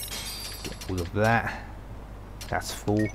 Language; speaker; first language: English; native; English